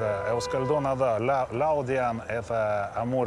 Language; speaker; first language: Basque; non-native, learner; Russian